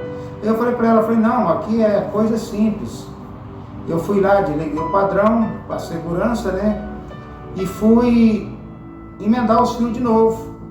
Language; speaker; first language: Portuguese; native; Portuguese